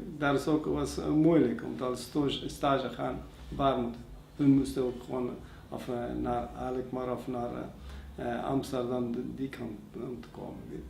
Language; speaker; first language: Dutch; non-native, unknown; Persian